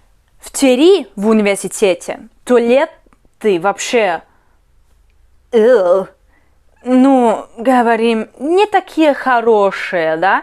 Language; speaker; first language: Russian; non-native, learner; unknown